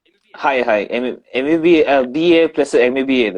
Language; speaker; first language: Japanese; non-native, learner; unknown